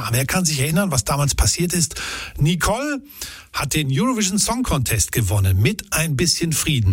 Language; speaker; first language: German; native; German